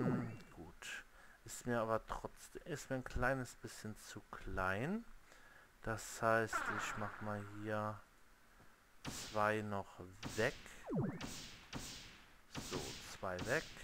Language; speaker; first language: German; native; German